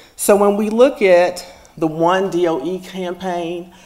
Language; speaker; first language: English; native; English